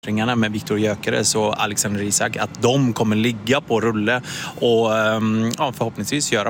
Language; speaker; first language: Swedish; native; Swedish